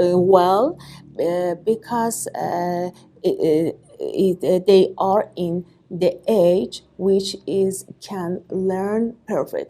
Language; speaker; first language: English; non-native, learner; Persian